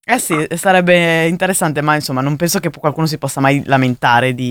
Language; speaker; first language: Italian; native; Italian